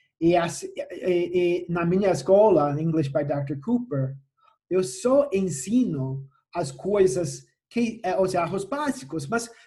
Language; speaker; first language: Portuguese; non-native, fluent; English